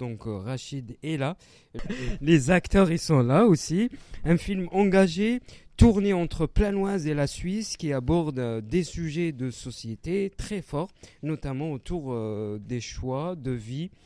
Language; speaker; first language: French; native; French